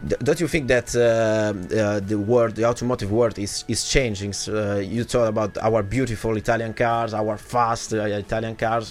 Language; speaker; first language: English; non-native, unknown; Italian